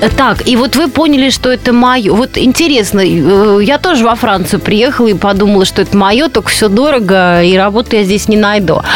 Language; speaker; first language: Russian; native; Russian